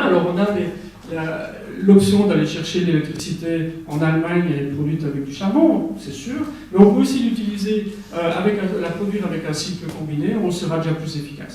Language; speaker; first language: French; native; French